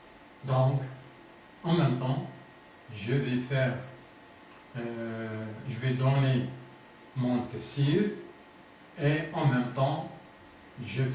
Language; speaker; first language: French; non-native, fluent; Arabic